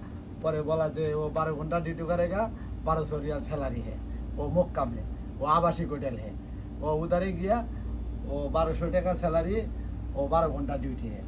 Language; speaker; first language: Hindi; non-native, learner; Bangla